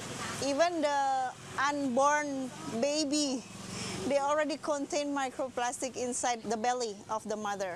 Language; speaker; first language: English; non-native, fluent; Indonesian